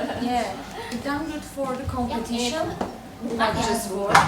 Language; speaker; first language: English; non-native, learner; Turkish